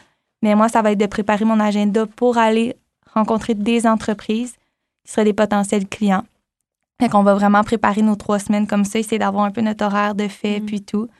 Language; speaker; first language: French; native; French